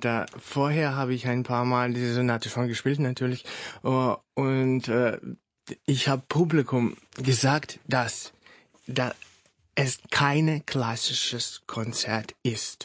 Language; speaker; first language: German; non-native, fluent; Russian